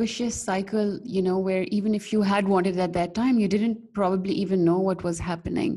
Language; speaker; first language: English; non-native, local second language; Urdu